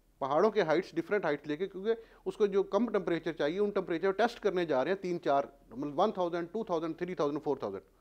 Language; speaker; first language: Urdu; non-native, local second language; Punjabi